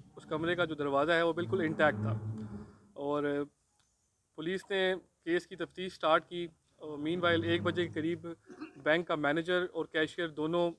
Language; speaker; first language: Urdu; non-native, local second language; Pashto